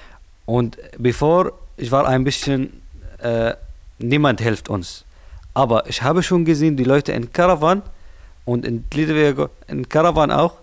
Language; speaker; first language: German; non-native, learner; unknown